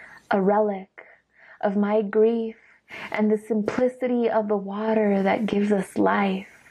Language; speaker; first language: English; early bilingual, other home language; Spanish